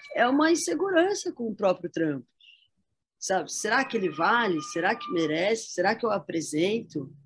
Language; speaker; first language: Portuguese; native; Portuguese